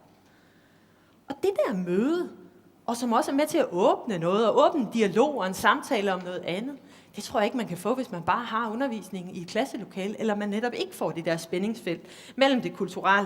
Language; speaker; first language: Danish; native; Danish